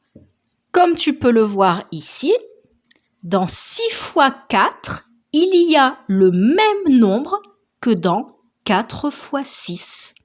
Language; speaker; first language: French; native; French